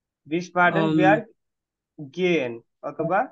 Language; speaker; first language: German; non-native, fluent; Bangla